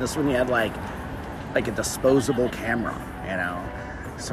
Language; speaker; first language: English; native; English